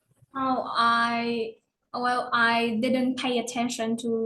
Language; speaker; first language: English; non-native, learner; Vietnamese